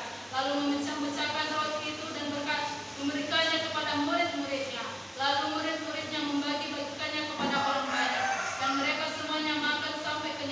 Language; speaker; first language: Indonesian; native; Indonesian